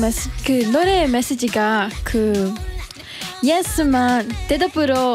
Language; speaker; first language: Korean; non-native, learner; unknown